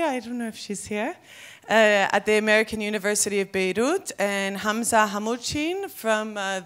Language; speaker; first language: English; native; English